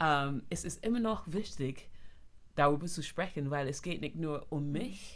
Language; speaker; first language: German; non-native, fluent; English